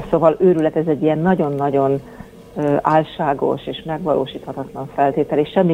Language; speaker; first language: Hungarian; native; Hungarian